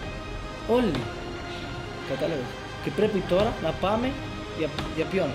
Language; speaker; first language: Greek; non-native, fluent; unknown